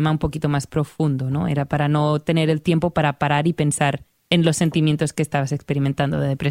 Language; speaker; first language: Spanish; native; Spanish